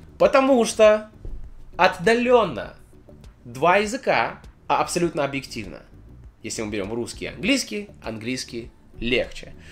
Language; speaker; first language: Russian; native; Russian